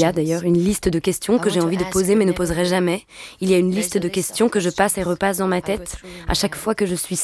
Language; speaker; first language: French; native; French